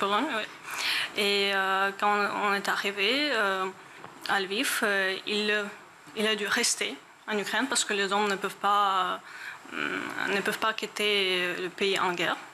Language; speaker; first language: French; non-native, learner; Ukrainian